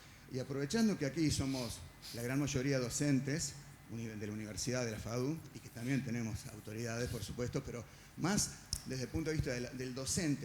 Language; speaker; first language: Spanish; native; Spanish